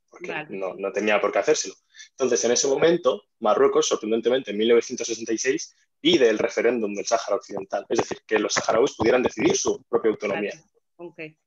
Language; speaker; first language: Spanish; non-native, fluent; Arabic